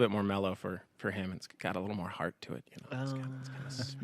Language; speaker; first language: English; native; English